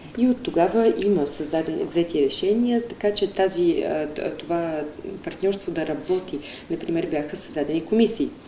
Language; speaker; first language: Bulgarian; native; Bulgarian